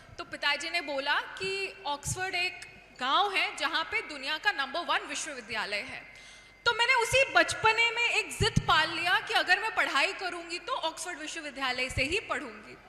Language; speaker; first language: Hindi; non-native, local second language; Kannada